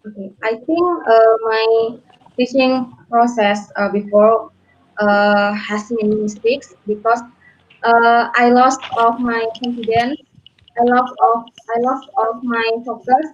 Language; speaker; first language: English; non-native, learner; Indonesian